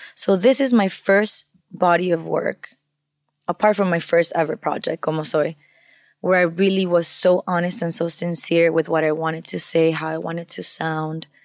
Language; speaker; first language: English; non-native, fluent; Spanish